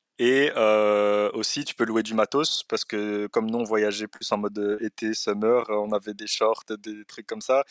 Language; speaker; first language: French; early bilingual, other home language; Arabic